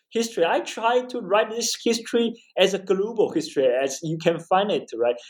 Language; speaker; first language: English; non-native, fluent; Chinese